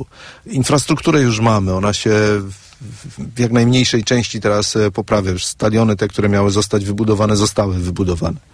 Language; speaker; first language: Polish; native; Polish